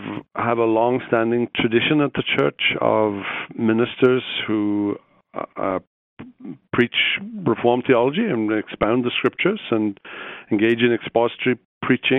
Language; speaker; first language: English; native; English